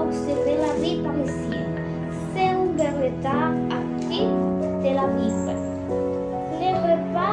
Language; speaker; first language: French; non-native, learner; Spanish